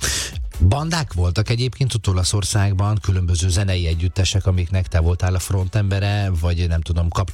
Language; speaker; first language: Hungarian; native; Hungarian